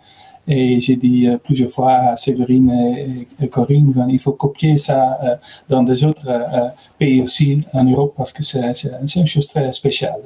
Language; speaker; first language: French; non-native, learner; Dutch